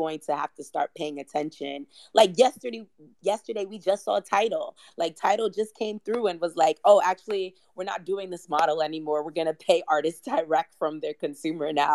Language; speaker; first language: English; native; English